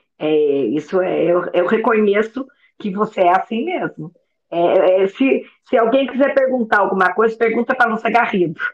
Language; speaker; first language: Portuguese; native; Portuguese